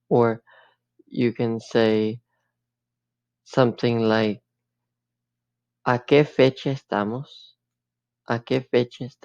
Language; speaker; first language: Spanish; early bilingual, heritage; Spanish